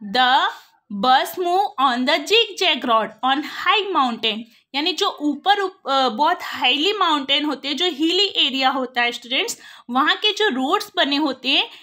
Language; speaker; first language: Hindi; non-native, local second language; Gujarati